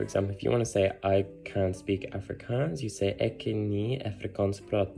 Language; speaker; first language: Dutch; non-native, learner; English